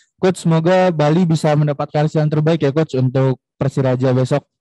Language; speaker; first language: Indonesian; native; Indonesian